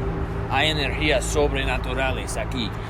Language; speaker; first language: Spanish; non-native, learner; English